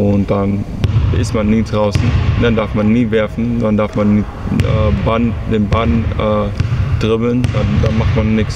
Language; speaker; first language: German; early bilingual, heritage; English